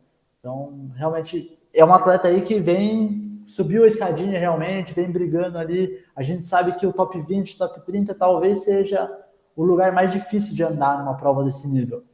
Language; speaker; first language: Portuguese; native; Portuguese